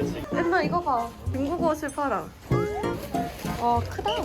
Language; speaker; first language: Korean; native; Korean